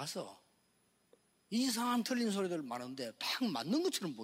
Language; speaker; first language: Korean; native; Korean